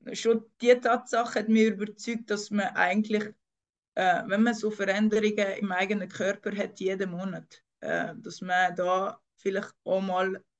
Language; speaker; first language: German; non-native, local second language; French